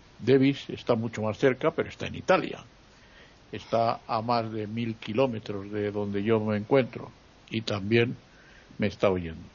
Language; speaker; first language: Spanish; native; Spanish